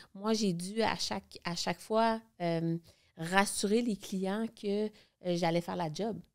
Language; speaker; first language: French; native; French